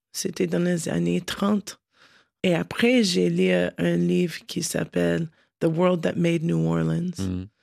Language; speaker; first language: French; non-native, learner; English